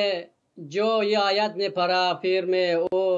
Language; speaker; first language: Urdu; non-native, learner; Persian